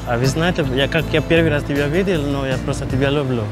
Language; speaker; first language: Russian; non-native, learner; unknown